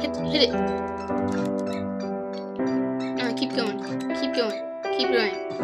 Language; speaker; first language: English; native; English